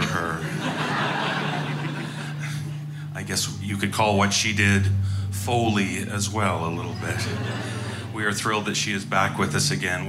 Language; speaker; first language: English; native; English